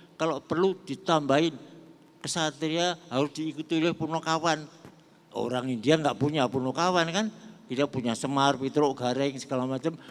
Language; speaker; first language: Indonesian; non-native, local second language; Javanese